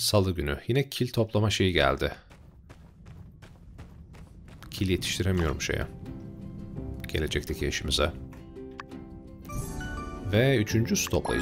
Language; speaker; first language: Turkish; native; Turkish